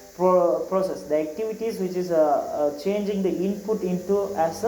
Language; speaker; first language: English; non-native, local second language; Tamil